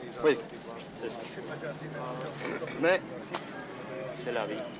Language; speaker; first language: French; non-native, learner; Czech